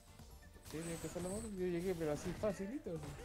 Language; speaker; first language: Spanish; native; Spanish